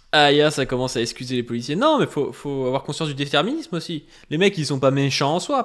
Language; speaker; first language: French; native; French